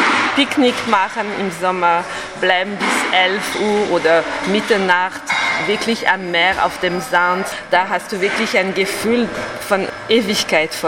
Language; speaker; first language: German; non-native, fluent; French